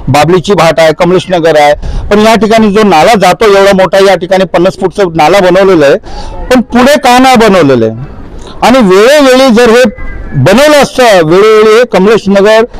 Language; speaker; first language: Marathi; native; Marathi